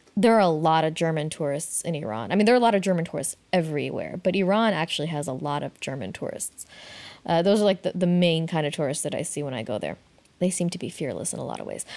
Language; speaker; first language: English; native; English